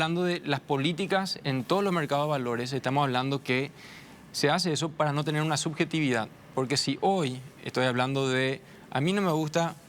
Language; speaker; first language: Spanish; native; Spanish